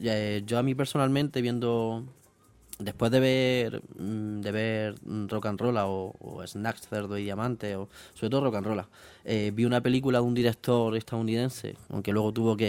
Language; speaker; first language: Spanish; native; Spanish